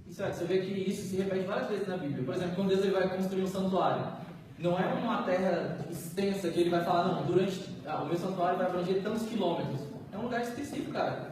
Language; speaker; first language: Portuguese; native; Portuguese